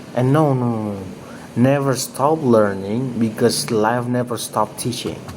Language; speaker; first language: English; non-native, learner; Indonesian